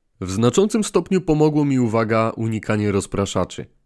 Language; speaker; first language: Polish; native; Polish